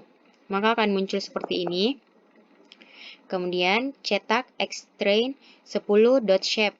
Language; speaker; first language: Indonesian; native; Indonesian